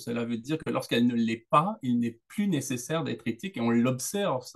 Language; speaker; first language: French; native; French